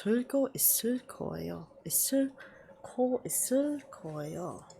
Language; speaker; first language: Korean; non-native, learner; English